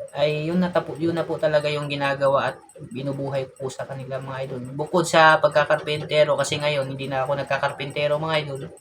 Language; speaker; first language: Filipino; native; Filipino